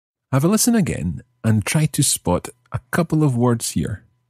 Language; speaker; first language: English; native; English